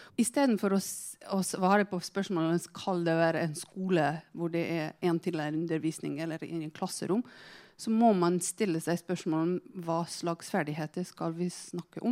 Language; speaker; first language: Norwegian; non-native, fluent; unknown